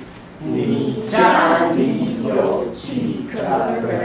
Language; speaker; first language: Chinese; non-native, learner; English